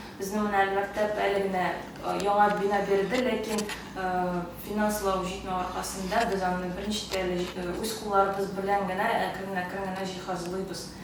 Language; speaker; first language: Tatar; early bilingual, heritage; Tatar